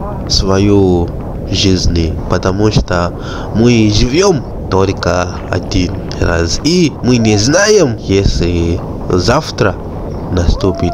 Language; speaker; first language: Russian; non-native, fluent; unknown